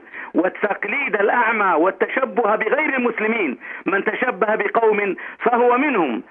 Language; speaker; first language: Arabic; native; Arabic